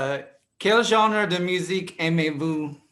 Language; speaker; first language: French; non-native, fluent; English